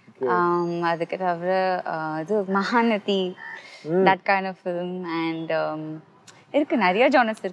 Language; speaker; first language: Tamil; non-native, fluent; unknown